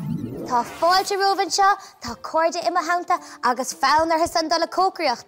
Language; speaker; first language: Irish; native; Irish